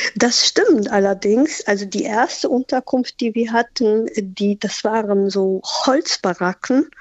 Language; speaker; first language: German; non-native, fluent; Albanian